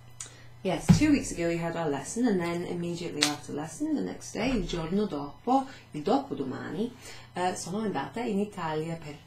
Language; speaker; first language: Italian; non-native, fluent; English